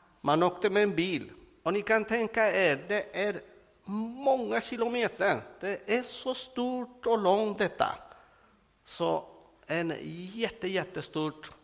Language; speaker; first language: Swedish; non-native, fluent; Spanish